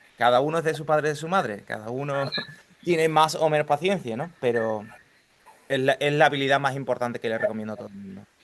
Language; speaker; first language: Spanish; native; Spanish